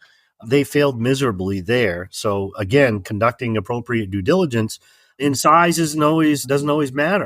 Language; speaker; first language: English; native; English